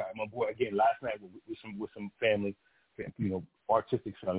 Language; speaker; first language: English; non-native, local second language; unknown